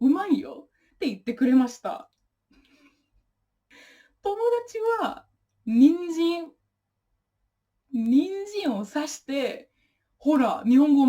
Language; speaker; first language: Japanese; non-native, fluent; English